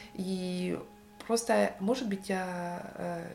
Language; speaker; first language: Russian; non-native, fluent; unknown